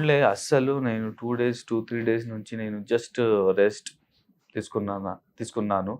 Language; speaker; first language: Telugu; non-native, learner; Hindi